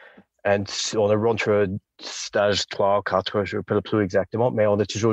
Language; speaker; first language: French; non-native, fluent; English